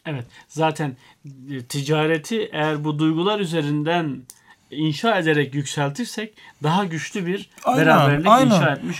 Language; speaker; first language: Turkish; native; Turkish